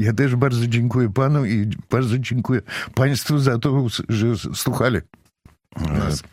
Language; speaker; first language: Polish; non-native, fluent; Russian